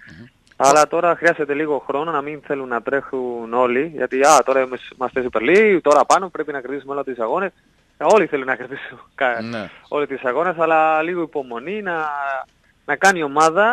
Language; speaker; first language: Greek; non-native, learner; Spanish